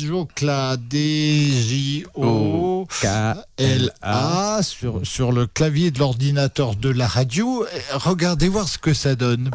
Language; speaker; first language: French; native; French